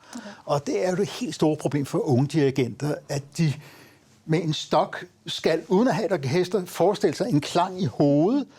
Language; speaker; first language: Danish; native; Danish